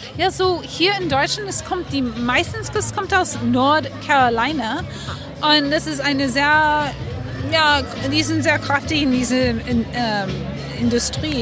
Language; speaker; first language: German; non-native, fluent; English